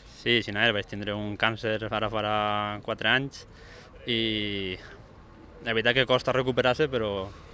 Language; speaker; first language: Catalan; native; Catalan